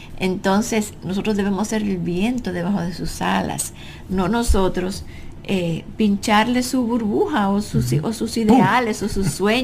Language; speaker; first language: Spanish; native; Spanish